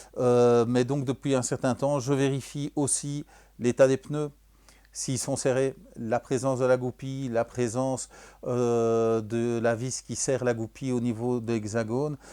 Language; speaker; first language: French; native; French